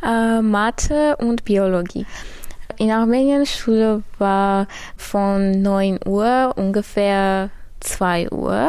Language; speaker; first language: German; non-native, learner; Armenian